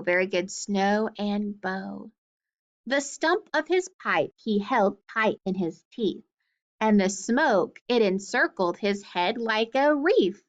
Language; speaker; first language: English; native; English